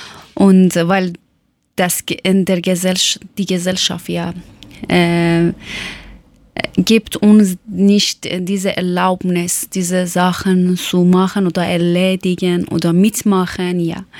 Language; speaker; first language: German; non-native, fluent; Persian